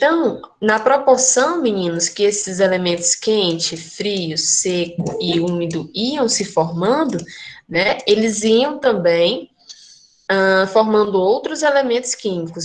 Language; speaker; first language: Portuguese; native; Portuguese